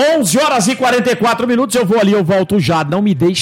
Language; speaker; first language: Portuguese; native; Portuguese